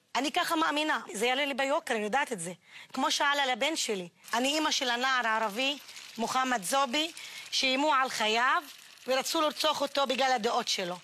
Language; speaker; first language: Hebrew; non-native, local second language; Arabic